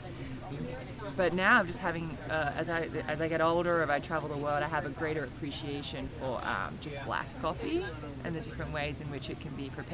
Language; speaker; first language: English; native; English